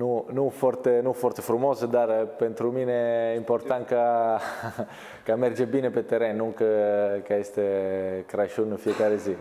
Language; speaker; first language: Romanian; non-native, learner; Italian